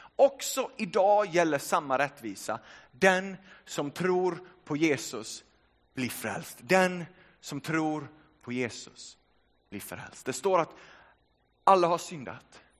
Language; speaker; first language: Swedish; early bilingual, other home language; Finnish